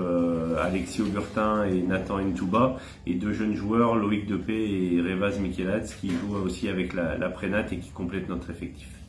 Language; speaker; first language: French; native; French